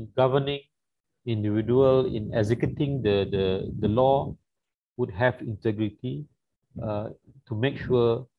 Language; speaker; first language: English; non-native, local second language; Malay